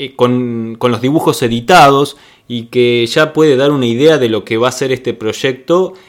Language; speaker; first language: Spanish; native; Spanish